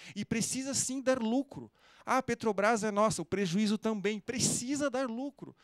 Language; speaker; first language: Portuguese; native; Portuguese